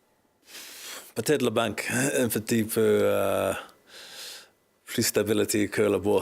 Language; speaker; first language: French; non-native, learner; English